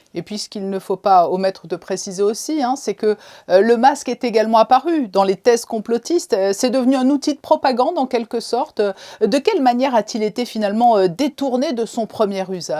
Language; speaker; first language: French; native; French